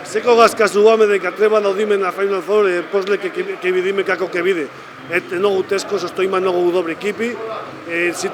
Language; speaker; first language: Macedonian; non-native, fluent; Spanish